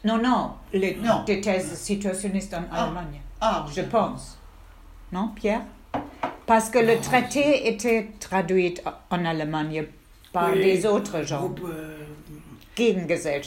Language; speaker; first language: French; non-native, fluent; German